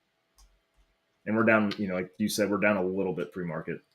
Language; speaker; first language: English; native; English